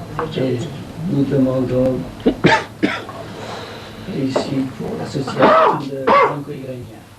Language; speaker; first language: French; non-native, learner; Persian